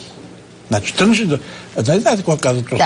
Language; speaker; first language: Bulgarian; native; Bulgarian